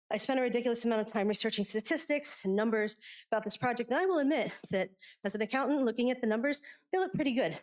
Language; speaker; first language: English; native; English